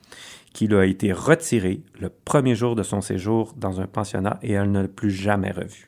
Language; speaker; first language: French; native; French